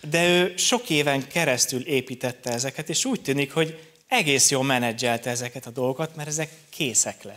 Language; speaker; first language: Hungarian; native; Hungarian